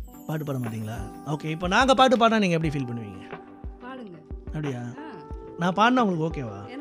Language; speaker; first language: Tamil; native; Tamil